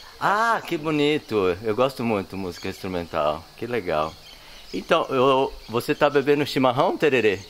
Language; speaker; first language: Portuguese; native; Portuguese